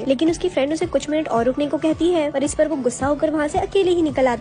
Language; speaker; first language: Hindi; native; Hindi